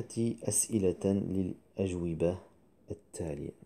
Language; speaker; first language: Arabic; non-native, fluent; French